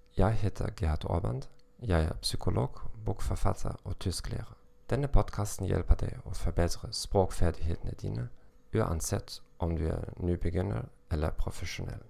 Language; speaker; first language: Norwegian; non-native, learner; German